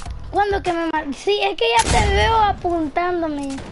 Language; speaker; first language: Spanish; early bilingual, heritage; Spanish